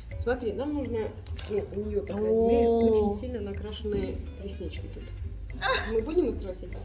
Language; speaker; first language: Russian; native; Russian